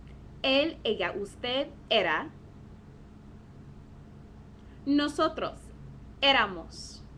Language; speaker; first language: Spanish; non-native, fluent; English